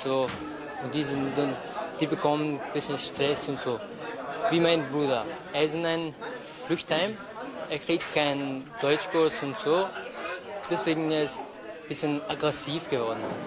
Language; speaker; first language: German; non-native, learner; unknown